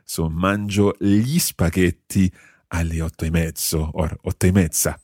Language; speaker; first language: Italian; non-native, learner; English